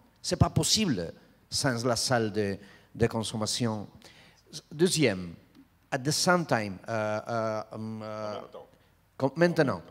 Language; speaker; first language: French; non-native, learner; Spanish